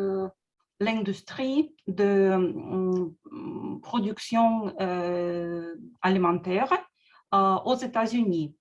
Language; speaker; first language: French; non-native, learner; Russian